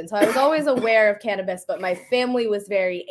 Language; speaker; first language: English; native; English